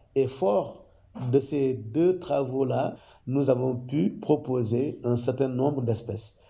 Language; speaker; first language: French; non-native, local second language; Wolof